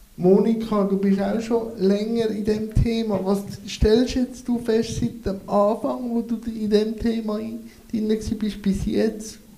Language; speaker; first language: German; native; German